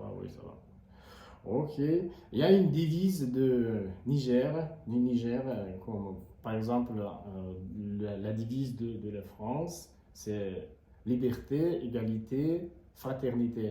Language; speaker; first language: French; non-native, fluent; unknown